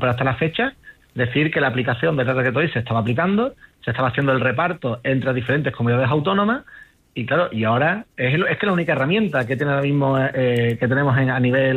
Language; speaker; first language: Spanish; native; Spanish